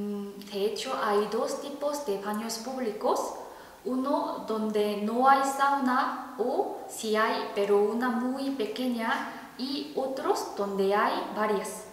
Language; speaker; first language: Spanish; non-native, fluent; Korean